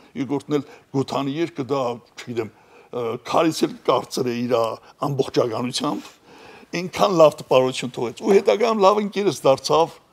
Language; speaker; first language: Armenian; native; Armenian